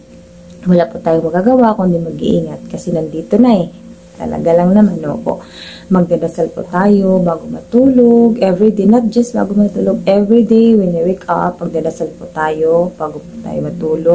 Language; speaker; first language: Filipino; native; Filipino